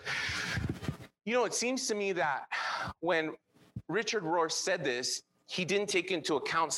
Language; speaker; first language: English; early bilingual, other home language; Spanish